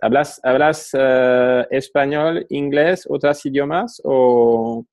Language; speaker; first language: Spanish; non-native, fluent; French